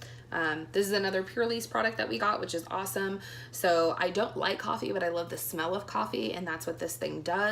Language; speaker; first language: English; native; English